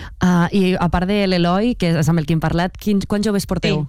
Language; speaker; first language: Catalan; native; Catalan